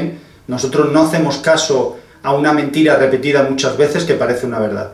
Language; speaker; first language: Spanish; native; Spanish